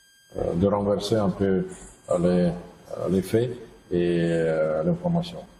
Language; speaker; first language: French; non-native, fluent; Russian